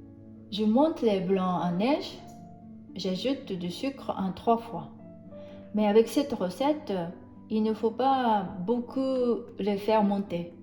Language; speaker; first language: French; non-native, fluent; Japanese